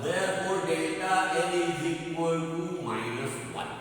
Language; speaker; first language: English; non-native, local second language; Marathi